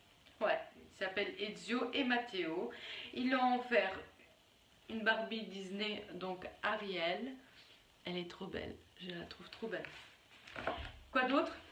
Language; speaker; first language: French; native; French